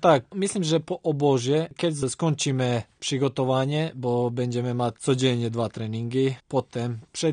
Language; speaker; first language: Polish; non-native, learner; Croatian